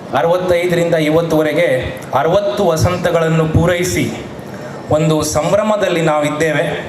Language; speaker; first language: Kannada; non-native, local second language; Konkani